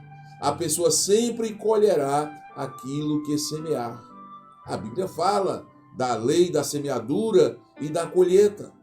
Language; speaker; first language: Portuguese; native; Portuguese